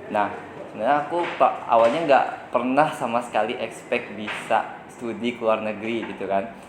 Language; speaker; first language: Indonesian; native; Indonesian